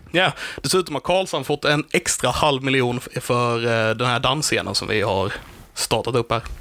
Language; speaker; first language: Swedish; native; Swedish